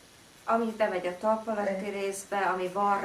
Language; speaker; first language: Hungarian; native; Hungarian